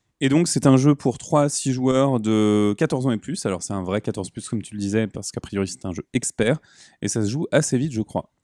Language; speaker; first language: French; native; French